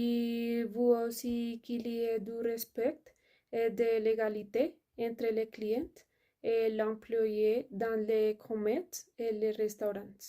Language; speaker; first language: French; non-native, learner; Spanish